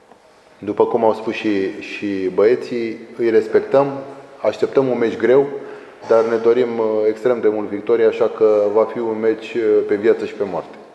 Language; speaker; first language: Romanian; native; Romanian